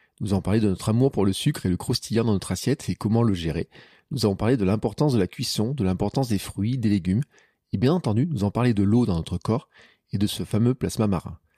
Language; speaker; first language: French; native; French